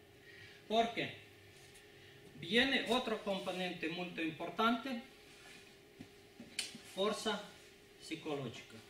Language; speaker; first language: Italian; non-native, learner; Spanish